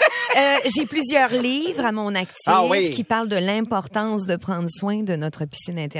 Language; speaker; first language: French; native; French